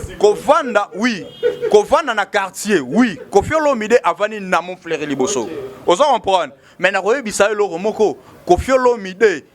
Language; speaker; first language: Lingala; native; Lingala